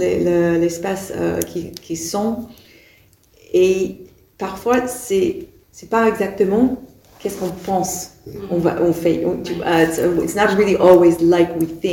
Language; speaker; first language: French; non-native, fluent; English